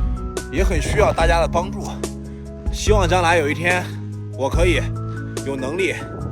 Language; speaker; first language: Chinese; native; Chinese